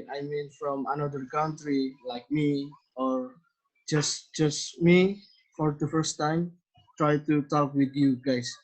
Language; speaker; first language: English; non-native, learner; Indonesian